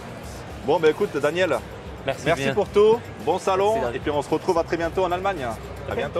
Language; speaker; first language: French; native; French